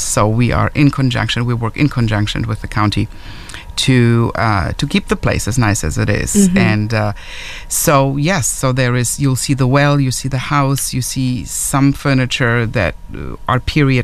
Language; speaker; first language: English; non-native, fluent; German